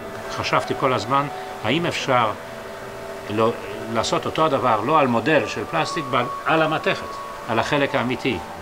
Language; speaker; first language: Hebrew; non-native, fluent; Polish